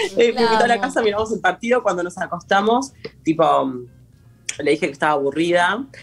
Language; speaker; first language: Spanish; native; Spanish